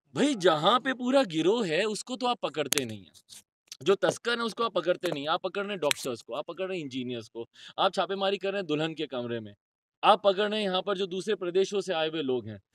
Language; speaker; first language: Hindi; native; Hindi